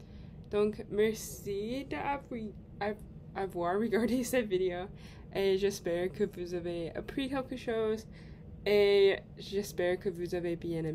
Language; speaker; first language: French; non-native, learner; English